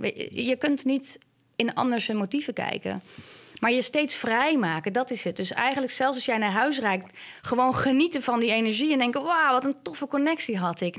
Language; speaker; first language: Dutch; native; Dutch